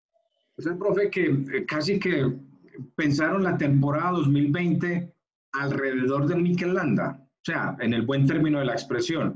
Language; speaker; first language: Spanish; native; Spanish